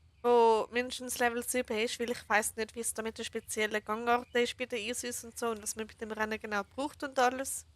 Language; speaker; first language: German; native; German